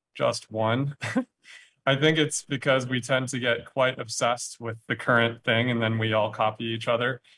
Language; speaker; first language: English; native; English